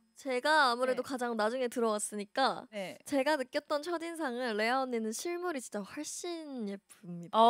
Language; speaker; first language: Korean; native; Korean